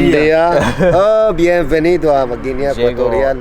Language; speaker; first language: Spanish; non-native, learner; Arabic